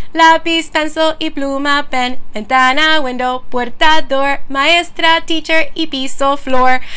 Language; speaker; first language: English; early bilingual, other home language; Spanish